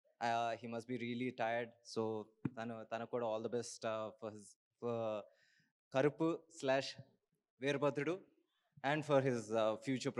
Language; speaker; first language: Telugu; native; Telugu